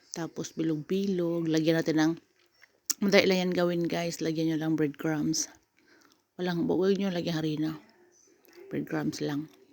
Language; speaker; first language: Filipino; native; Filipino